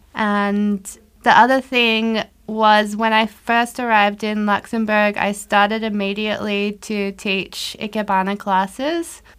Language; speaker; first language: English; native; English